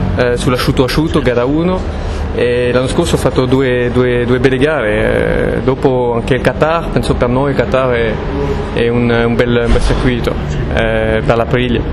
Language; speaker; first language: Italian; non-native, fluent; French